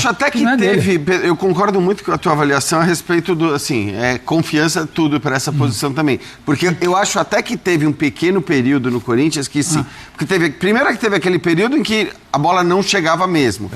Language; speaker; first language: Portuguese; native; Portuguese